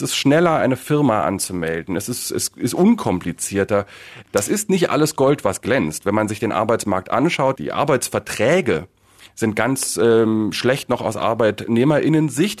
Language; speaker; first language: German; native; German